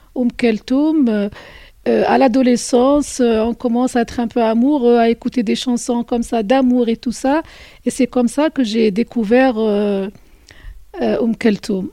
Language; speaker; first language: French; non-native, local second language; Arabic